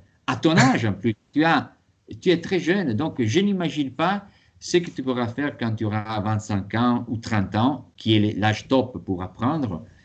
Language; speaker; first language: French; non-native, fluent; Italian